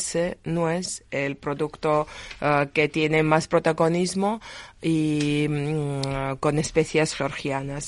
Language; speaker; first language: Spanish; non-native, learner; Georgian